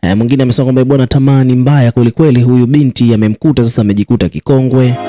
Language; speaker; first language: Swahili; native; Swahili